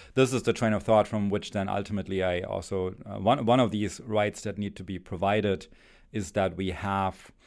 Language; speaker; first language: English; non-native, fluent; German